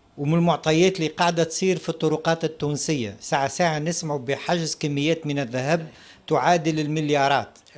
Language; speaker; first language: Arabic; native; Arabic